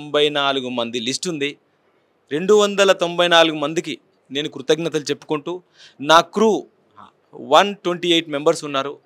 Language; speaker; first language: Telugu; native; Telugu